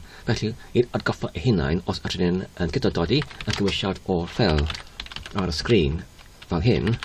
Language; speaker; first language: Welsh; non-native, learner; English